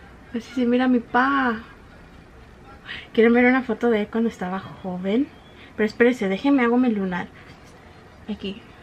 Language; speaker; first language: Spanish; early bilingual, heritage; Spanish